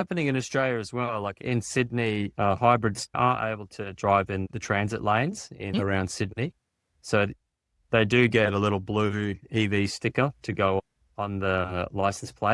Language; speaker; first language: English; native; English